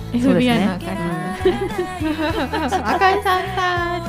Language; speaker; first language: Japanese; native; Japanese